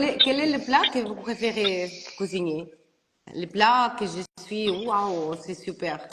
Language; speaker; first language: French; non-native, learner; Portuguese